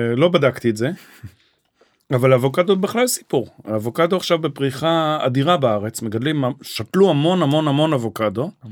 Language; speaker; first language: Hebrew; native; Hebrew